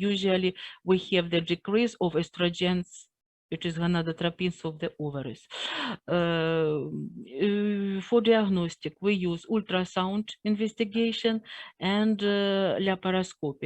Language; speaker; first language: English; non-native, fluent; Russian